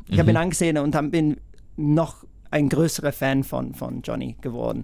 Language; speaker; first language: German; non-native, fluent; English